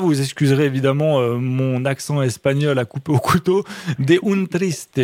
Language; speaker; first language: French; native; French